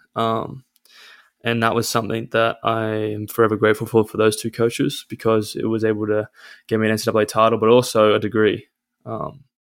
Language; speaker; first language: English; native; English